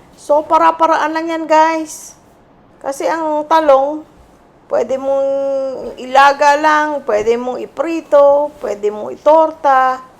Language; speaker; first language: Filipino; native; Filipino